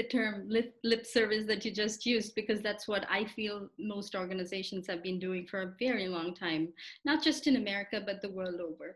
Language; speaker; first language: English; non-native, local second language; Telugu